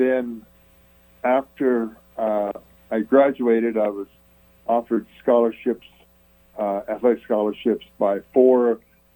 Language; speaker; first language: English; native; English